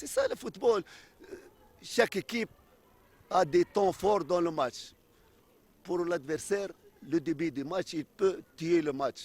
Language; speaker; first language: French; non-native, fluent; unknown